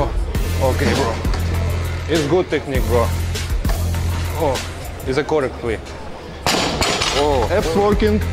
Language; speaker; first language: English; non-native, learner; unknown